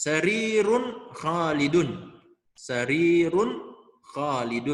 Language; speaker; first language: Arabic; non-native, fluent; Indonesian